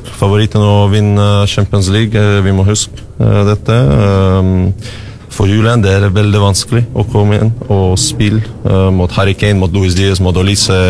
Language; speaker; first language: Norwegian; non-native, fluent; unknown